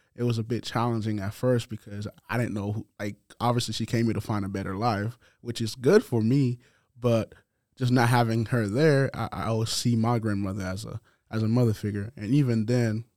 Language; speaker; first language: English; non-native, fluent; Haitian Creole